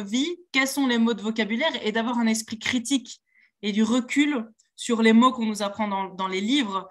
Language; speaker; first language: French; native; French